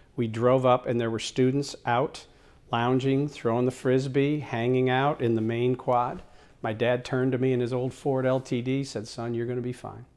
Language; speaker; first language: English; native; English